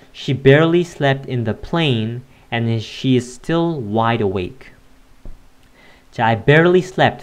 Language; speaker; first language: English; non-native, fluent; Korean